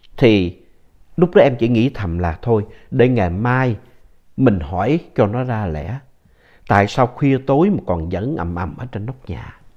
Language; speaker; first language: Vietnamese; native; Vietnamese